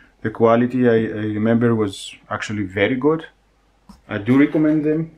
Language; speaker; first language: English; non-native, fluent; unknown